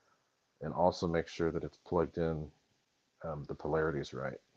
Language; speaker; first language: English; native; English